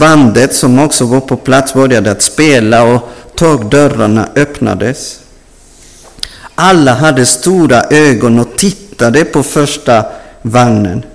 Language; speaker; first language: Swedish; non-native, fluent; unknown